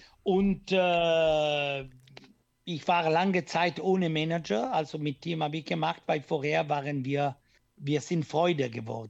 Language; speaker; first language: German; non-native, learner; Italian